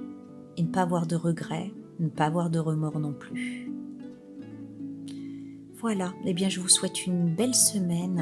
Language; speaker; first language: French; native; French